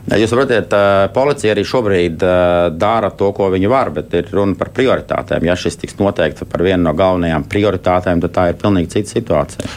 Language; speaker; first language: Latvian; native; Latvian